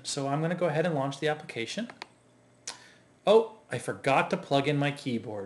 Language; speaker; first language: English; native; English